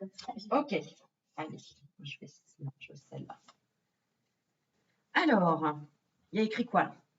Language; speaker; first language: French; native; French